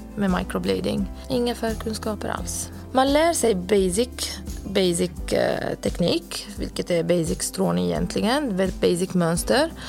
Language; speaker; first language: Swedish; non-native, fluent; Arabic